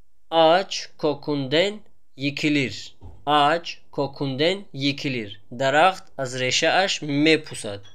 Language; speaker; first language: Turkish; non-native, fluent; Tajik